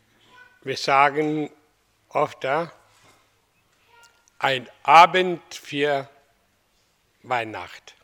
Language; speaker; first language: German; non-native, fluent; Hindi